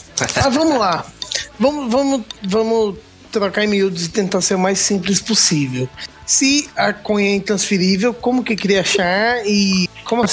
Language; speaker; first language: Portuguese; native; Portuguese